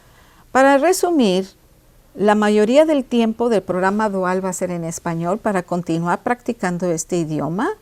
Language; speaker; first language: Spanish; early bilingual, heritage; Spanish